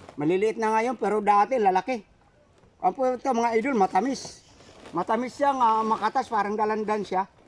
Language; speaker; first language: Filipino; non-native, local second language; Cebuano